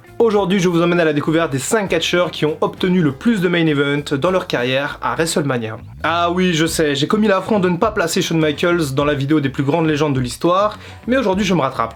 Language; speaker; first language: French; native; French